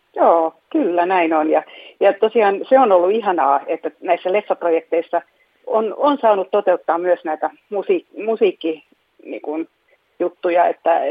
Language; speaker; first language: Finnish; non-native, local second language; Swedish